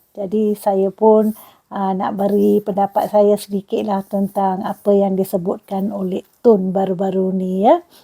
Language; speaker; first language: Malay; non-native, local second language; Tamil